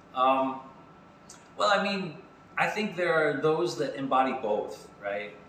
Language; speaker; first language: English; native; English